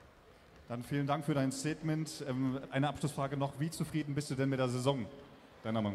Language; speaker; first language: German; native; German